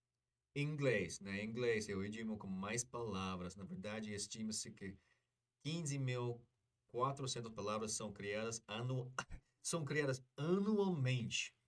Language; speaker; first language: Portuguese; non-native, fluent; English